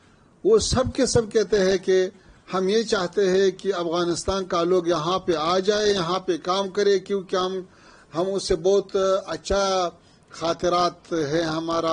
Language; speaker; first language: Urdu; non-native, fluent; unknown